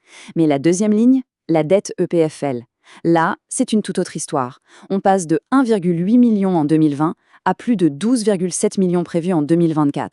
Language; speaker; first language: French; native; French